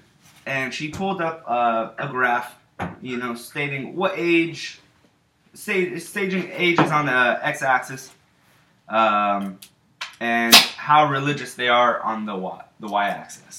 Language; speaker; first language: English; native; English